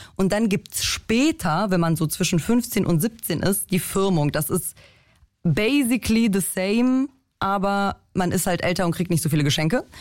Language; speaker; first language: German; early bilingual, other home language; Polish